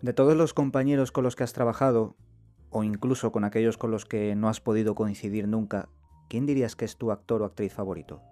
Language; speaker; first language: Spanish; native; Spanish